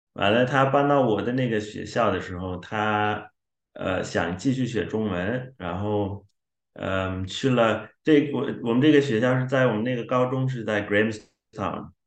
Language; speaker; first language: Chinese; non-native, fluent; Xhosa